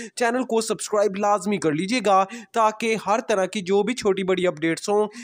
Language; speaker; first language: Urdu; native; Urdu